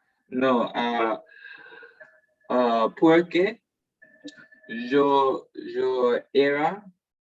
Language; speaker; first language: Spanish; non-native, learner; English